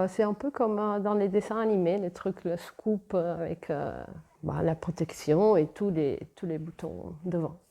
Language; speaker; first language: French; non-native, fluent; Portuguese